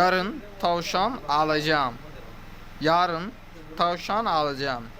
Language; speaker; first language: Turkish; non-native, learner; Urdu